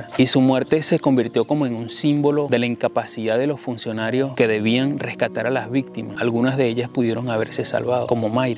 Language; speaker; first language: Spanish; native; Spanish